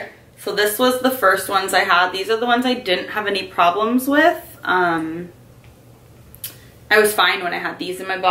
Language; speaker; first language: English; native; English